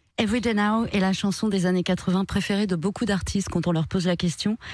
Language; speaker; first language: French; native; French